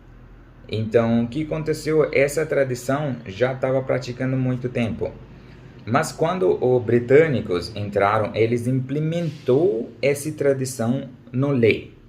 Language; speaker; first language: Portuguese; non-native, learner; Urdu